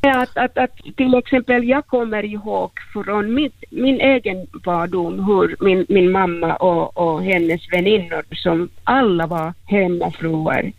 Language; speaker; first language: Swedish; non-native, local second language; Finnish